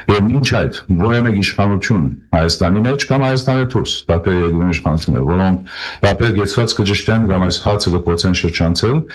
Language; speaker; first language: Armenian; early bilingual, heritage; Armenian